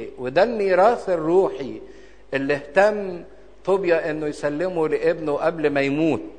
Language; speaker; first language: Arabic; native; Arabic